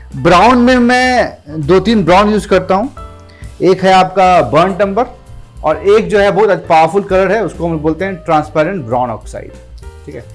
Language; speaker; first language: Hindi; non-native, local second language; Gujarati